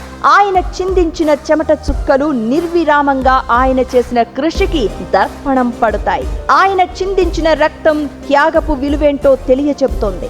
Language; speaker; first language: Telugu; native; Telugu